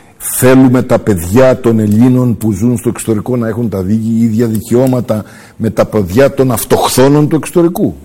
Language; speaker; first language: Greek; early bilingual, heritage; Greek